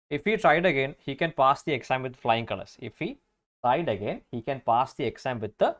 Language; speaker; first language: English; non-native, local second language; Malayalam